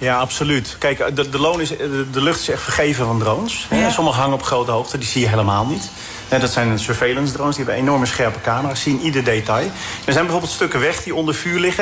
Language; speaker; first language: Dutch; native; Dutch